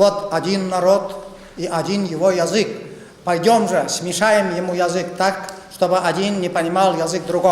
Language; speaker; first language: Russian; non-native, local second language; Tatar